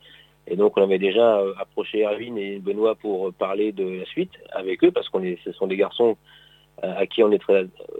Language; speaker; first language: French; native; French